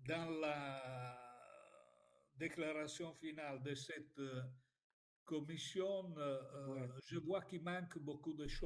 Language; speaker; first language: French; non-native, fluent; Italian